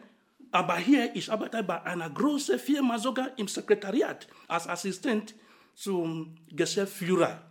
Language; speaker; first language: German; non-native, fluent; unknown